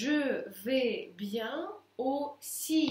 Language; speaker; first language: French; non-native, fluent; Russian